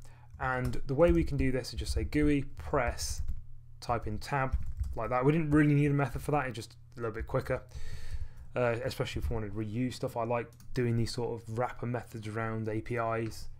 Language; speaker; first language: English; native; English